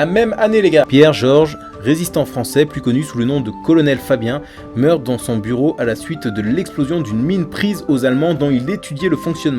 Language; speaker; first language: French; native; French